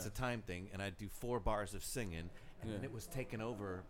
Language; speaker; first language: English; native; English